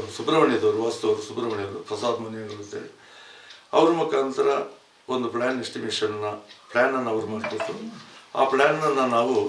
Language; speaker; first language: Kannada; native; Kannada